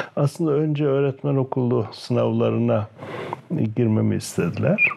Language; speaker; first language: Turkish; native; Turkish